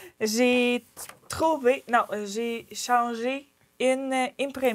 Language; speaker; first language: French; non-native, learner; Ukrainian